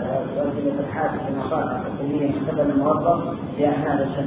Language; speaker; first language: Arabic; native; Arabic